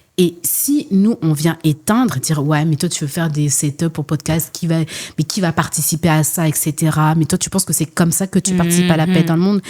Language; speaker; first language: French; early bilingual, other home language; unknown